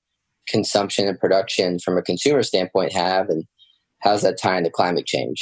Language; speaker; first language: English; native; English